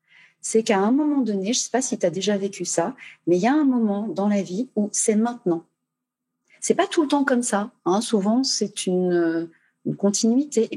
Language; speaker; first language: French; native; French